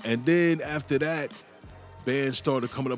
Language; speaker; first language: English; native; English